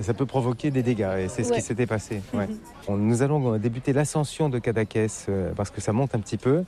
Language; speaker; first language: French; native; French